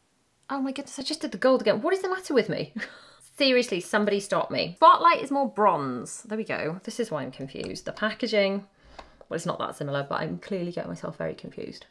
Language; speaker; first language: English; native; English